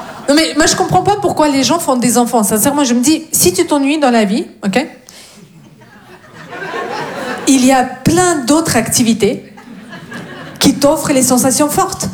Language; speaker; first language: French; non-native, fluent; Russian